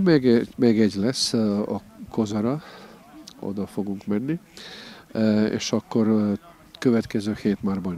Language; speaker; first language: Hungarian; non-native, local second language; Serbian